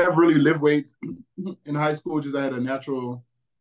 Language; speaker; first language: English; native; English